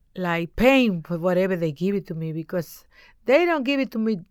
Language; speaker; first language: English; non-native, learner; Spanish